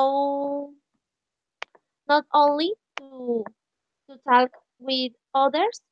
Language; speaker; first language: English; non-native, learner; Spanish